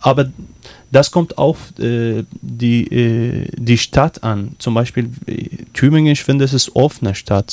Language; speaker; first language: German; non-native, learner; Arabic